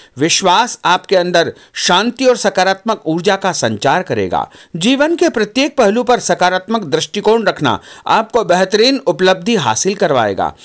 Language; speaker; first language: Hindi; native; Hindi